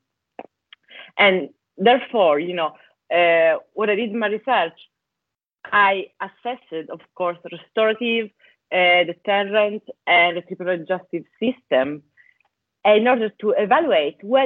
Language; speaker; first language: English; non-native, fluent; Italian